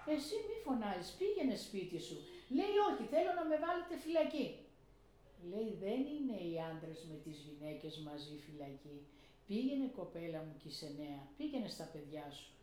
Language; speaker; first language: Greek; early bilingual, heritage; Greek